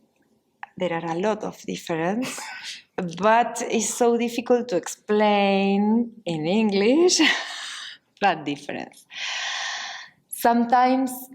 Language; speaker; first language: English; non-native, learner; Spanish